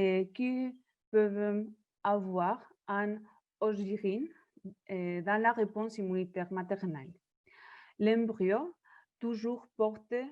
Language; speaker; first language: French; non-native, learner; Spanish